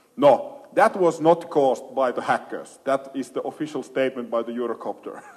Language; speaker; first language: English; non-native, fluent; Finnish